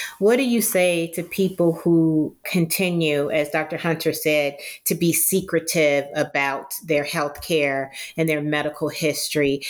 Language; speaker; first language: English; native; English